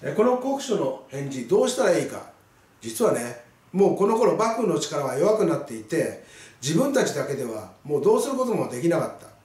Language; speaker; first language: Japanese; native; Japanese